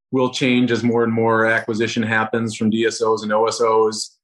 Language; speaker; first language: English; native; English